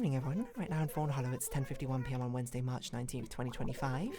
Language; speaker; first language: English; native; English